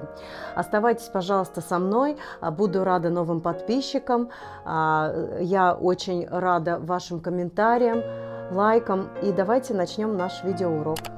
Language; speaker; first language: Russian; native; Russian